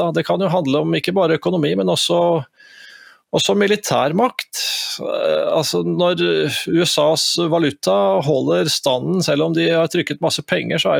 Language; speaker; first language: Norwegian; native; Norwegian